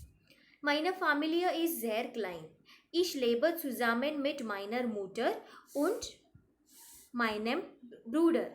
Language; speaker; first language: German; non-native, fluent; Marathi